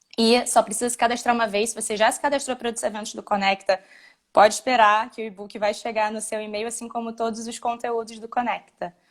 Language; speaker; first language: Portuguese; native; Portuguese